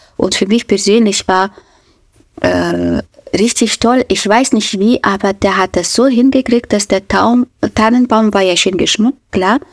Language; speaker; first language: German; non-native, fluent; Russian